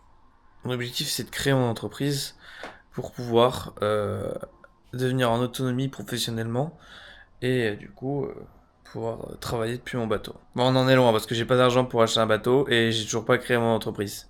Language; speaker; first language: French; native; French